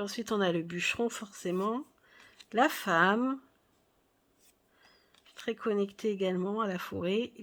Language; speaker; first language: French; native; French